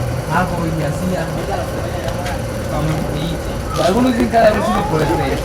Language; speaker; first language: Spanish; native; Spanish